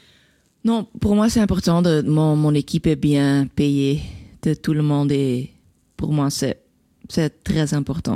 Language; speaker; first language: French; non-native, local second language; Dutch